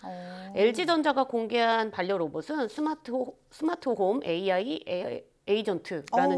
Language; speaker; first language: Korean; native; Korean